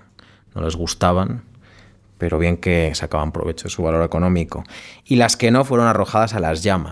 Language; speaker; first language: Spanish; native; Spanish